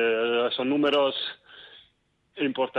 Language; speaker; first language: Spanish; non-native, fluent; Italian